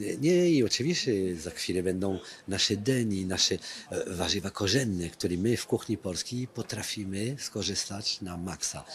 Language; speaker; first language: Polish; non-native, fluent; French